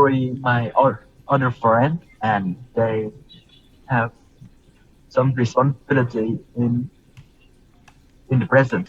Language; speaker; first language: English; non-native, learner; Vietnamese